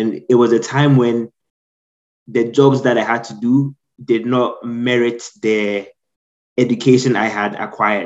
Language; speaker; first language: English; non-native, local second language; Akan